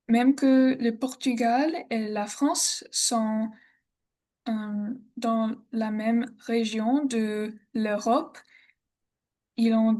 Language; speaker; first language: French; non-native, learner; English